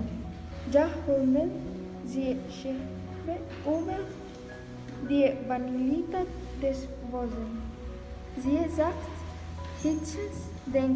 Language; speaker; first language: German; non-native, learner; Spanish